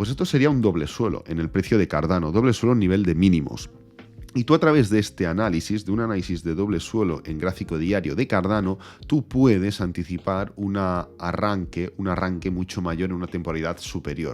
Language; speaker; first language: Spanish; native; Spanish